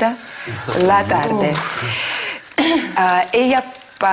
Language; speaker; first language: Spanish; non-native, learner; Russian